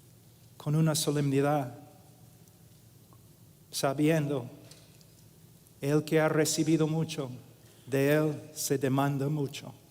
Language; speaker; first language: Spanish; non-native, fluent; English